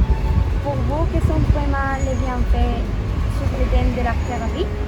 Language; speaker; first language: French; non-native, learner; Spanish